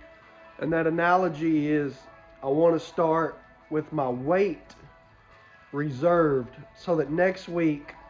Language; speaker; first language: English; native; English